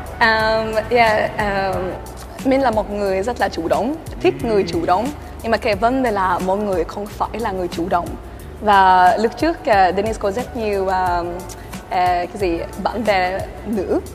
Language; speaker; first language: Vietnamese; early bilingual, heritage; Swedish